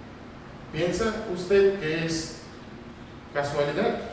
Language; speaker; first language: Spanish; non-native, fluent; Russian